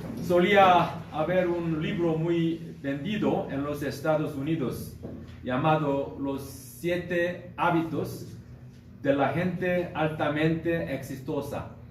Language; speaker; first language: Spanish; non-native, learner; Korean